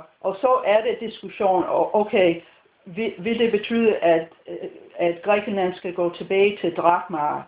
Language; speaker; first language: Danish; non-native, fluent; English